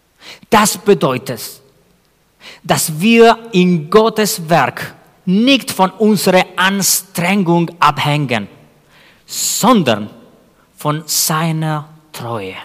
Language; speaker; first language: German; non-native, fluent; Spanish